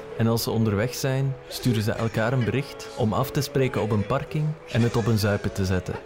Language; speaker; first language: Dutch; native; Dutch